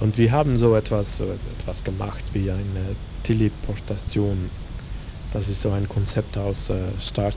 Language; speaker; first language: German; non-native, fluent; Dutch